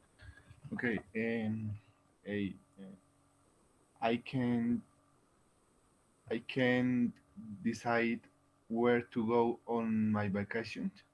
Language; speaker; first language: English; non-native, learner; Spanish